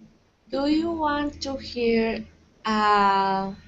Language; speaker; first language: English; non-native, learner; Portuguese